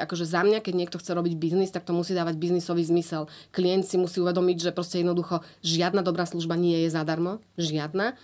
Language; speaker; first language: Slovak; native; Slovak